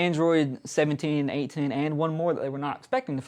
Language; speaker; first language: English; native; English